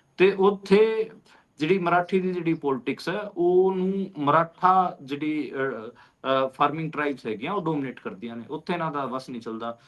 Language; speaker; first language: Punjabi; non-native, local second language; Hindi